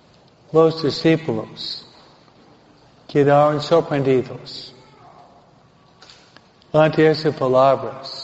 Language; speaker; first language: Spanish; non-native, fluent; English